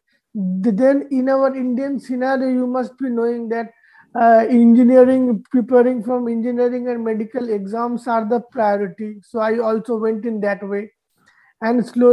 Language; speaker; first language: English; non-native, local second language; Bangla